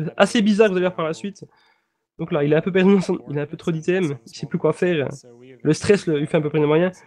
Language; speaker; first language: French; native; French